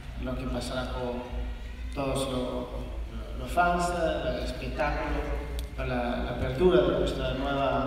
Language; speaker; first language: Spanish; non-native, learner; Italian